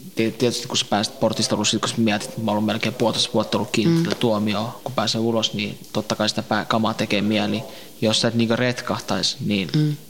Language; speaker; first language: Finnish; early bilingual, other home language; Central Kurdish